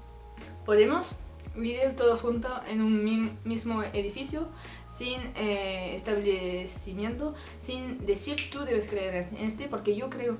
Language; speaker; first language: Spanish; non-native, learner; French